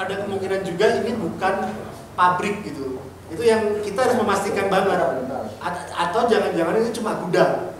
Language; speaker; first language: Indonesian; native; Indonesian